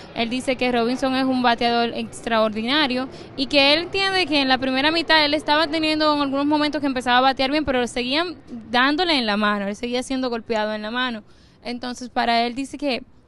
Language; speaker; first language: Spanish; native; Spanish